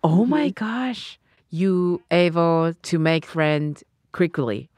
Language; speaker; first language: English; non-native, learner; Japanese